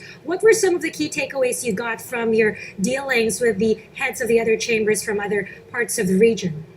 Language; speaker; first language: English; non-native, local second language; Filipino